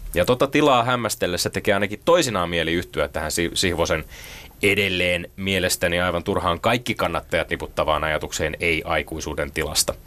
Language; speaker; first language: Finnish; native; Finnish